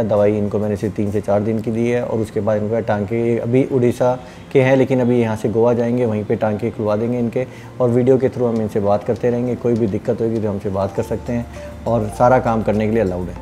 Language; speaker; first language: Hindi; native; Hindi